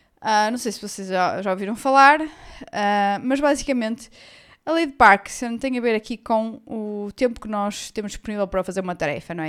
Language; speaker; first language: Portuguese; native; Portuguese